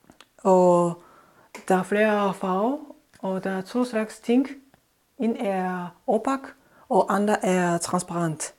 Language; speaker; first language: Danish; non-native, fluent; Japanese